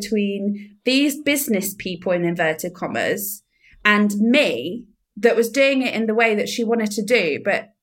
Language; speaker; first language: English; native; English